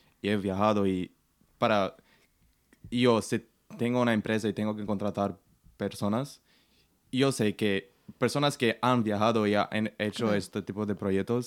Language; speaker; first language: Spanish; non-native, learner; Portuguese